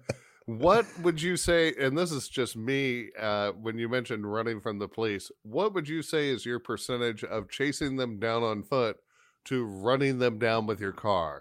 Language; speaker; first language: English; native; English